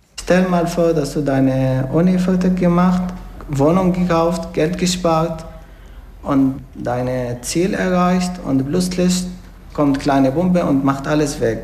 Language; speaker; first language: German; non-native, fluent; Arabic